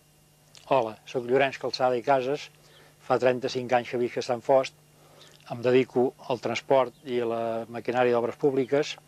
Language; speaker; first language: Catalan; native; Catalan